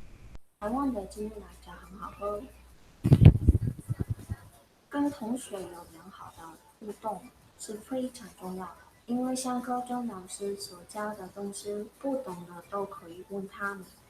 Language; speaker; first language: Chinese; non-native, fluent; Mongolian